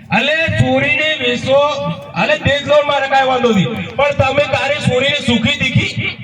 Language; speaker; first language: Gujarati; non-native, local second language; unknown